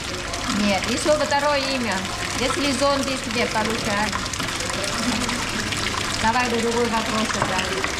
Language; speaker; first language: Russian; non-native, learner; Vietnamese